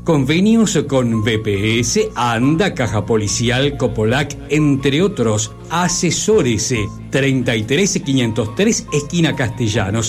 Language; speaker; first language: Spanish; native; Spanish